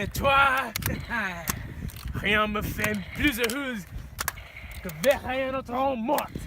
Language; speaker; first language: French; non-native, learner; English